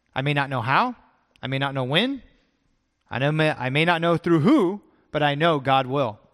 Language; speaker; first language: English; native; English